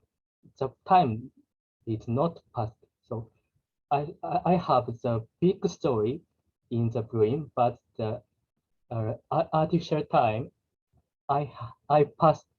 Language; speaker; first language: English; non-native, learner; Japanese